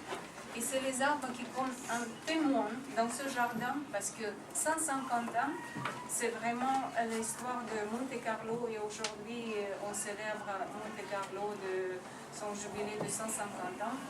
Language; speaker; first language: French; non-native, fluent; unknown